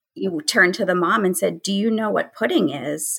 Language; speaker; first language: English; native; English